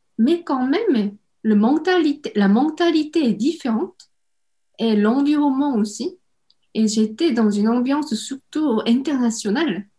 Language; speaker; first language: French; non-native, fluent; Korean